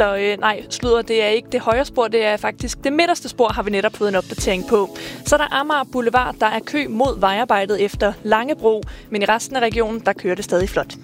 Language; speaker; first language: Danish; native; Danish